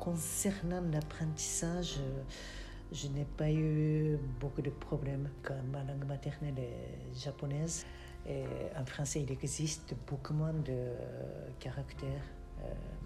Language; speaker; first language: French; non-native, fluent; Japanese